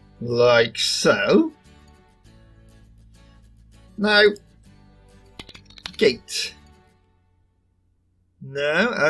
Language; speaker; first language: English; native; English